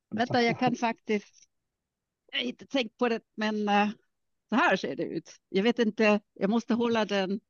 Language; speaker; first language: Swedish; non-native, fluent; German